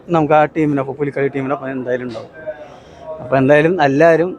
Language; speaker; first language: Malayalam; native; Malayalam